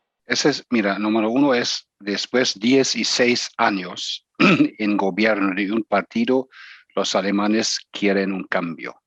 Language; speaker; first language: Spanish; non-native, fluent; German